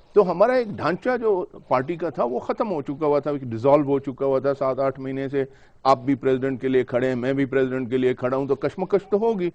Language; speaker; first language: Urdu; non-native, local second language; Pashto